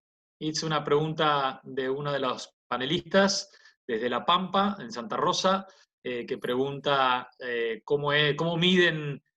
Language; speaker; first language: Spanish; native; Spanish